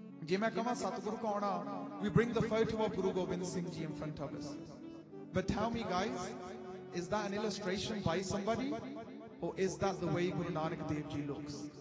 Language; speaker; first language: Punjabi; early bilingual, heritage; Punjabi